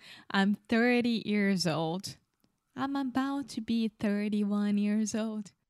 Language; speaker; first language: English; non-native, fluent; Portuguese